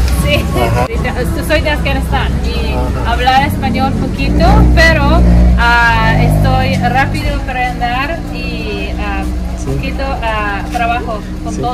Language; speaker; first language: Spanish; non-native, learner; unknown